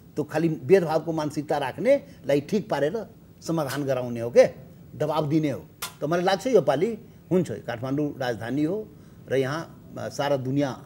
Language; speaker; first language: Nepali; non-native, local second language; Maithili